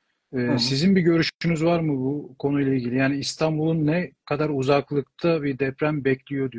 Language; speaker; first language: Turkish; native; Turkish